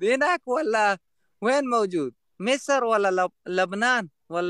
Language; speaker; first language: Arabic; non-native, learner; Pashto